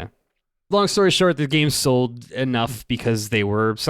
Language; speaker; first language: English; native; English